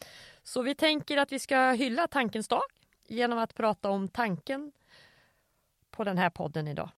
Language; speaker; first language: Swedish; native; Swedish